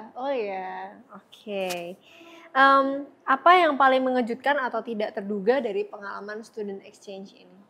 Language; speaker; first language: Indonesian; native; Indonesian